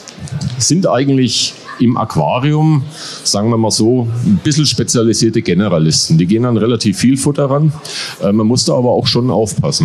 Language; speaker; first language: German; native; German